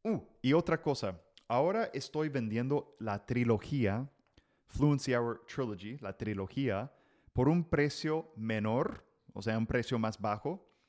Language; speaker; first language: Spanish; non-native, fluent; English